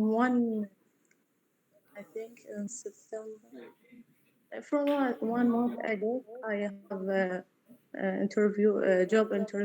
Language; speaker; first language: English; non-native, learner; Arabic